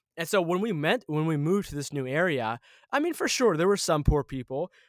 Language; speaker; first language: English; early bilingual, other home language; Arabic